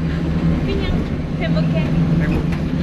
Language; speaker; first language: Korean; non-native, learner; Spanish